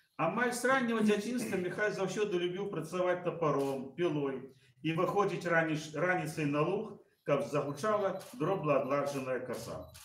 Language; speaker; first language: Belarusian; native; Belarusian